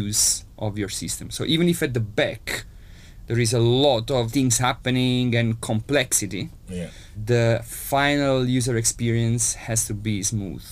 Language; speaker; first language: English; non-native, fluent; Italian